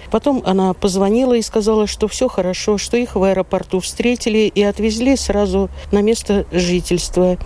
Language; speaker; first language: Russian; native; Russian